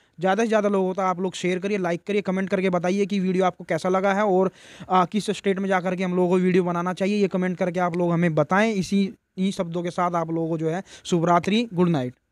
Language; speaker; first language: Hindi; native; Hindi